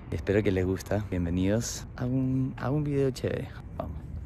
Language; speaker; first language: Spanish; non-native, fluent; English